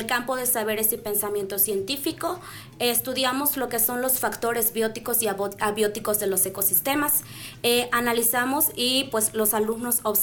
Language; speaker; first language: Spanish; non-native, local second language; Nahuatl languages